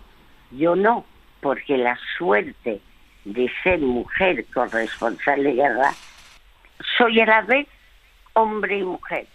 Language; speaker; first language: Spanish; non-native, fluent; French